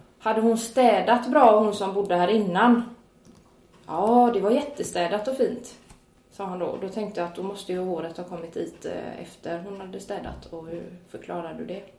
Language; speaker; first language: Swedish; native; Swedish